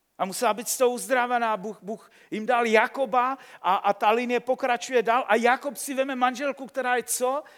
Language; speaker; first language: Czech; native; Czech